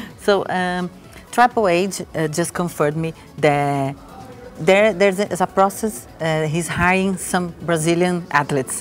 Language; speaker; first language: English; non-native, learner; Portuguese